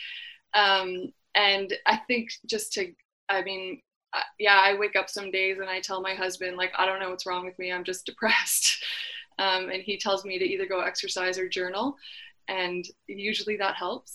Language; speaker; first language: English; native; English